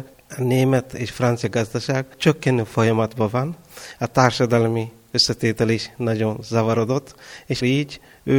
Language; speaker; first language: Hungarian; non-native, fluent; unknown